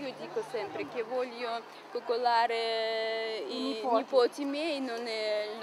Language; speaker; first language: Italian; non-native, learner; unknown